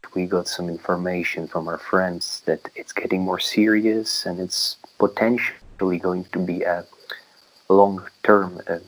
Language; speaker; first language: English; non-native, fluent; Polish